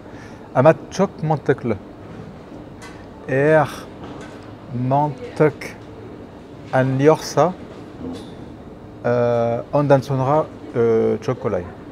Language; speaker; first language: Turkish; non-native, learner; French